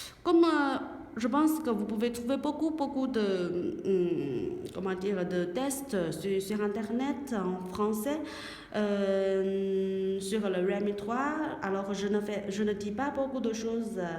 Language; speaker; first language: French; non-native, learner; Chinese